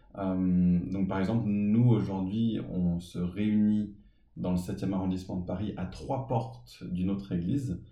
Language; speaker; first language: French; early bilingual, other home language; English